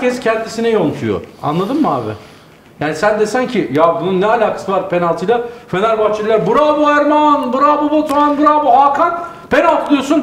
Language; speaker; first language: Turkish; native; Turkish